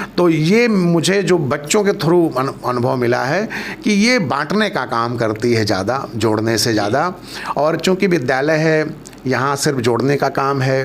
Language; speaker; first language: Hindi; non-native, local second language; Awadhi